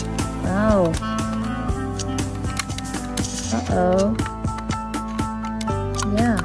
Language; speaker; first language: English; non-native, learner; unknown